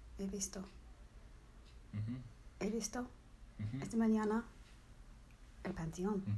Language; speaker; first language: Spanish; non-native, learner; English